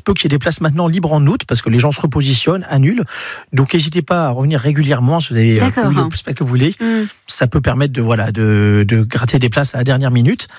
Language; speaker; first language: French; native; French